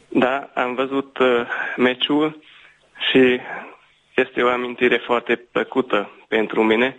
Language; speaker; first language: Romanian; early bilingual, heritage; Romanian